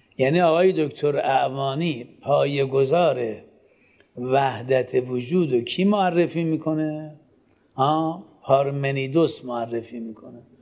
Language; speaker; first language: Persian; native; Persian